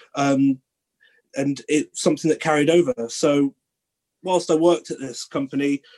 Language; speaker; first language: English; native; English